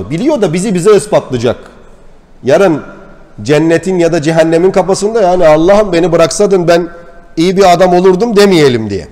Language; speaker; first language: Turkish; native; Turkish